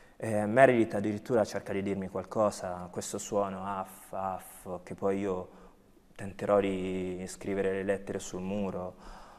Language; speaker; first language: Italian; early bilingual, other home language; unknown